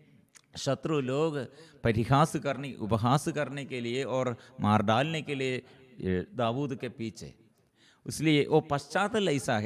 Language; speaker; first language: Hindi; non-native, local second language; Malayalam